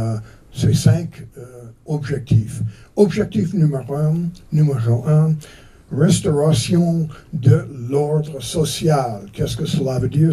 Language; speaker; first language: French; non-native, fluent; English